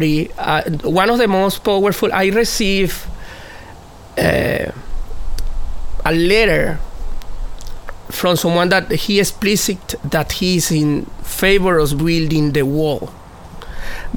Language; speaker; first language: English; non-native, fluent; Spanish